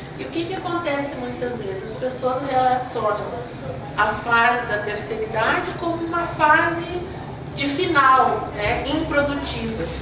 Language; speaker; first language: Portuguese; native; Portuguese